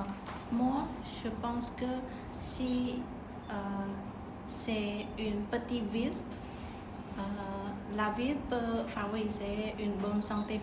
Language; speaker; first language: French; non-native, learner; Khmer